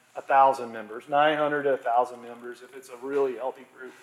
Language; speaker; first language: English; native; English